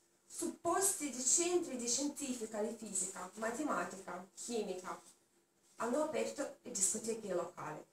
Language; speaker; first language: Italian; non-native, learner; Russian